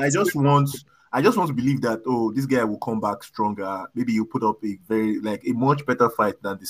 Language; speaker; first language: English; non-native, local second language; Yoruba